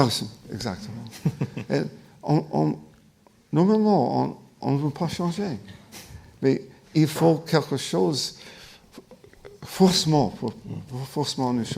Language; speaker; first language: French; non-native, fluent; English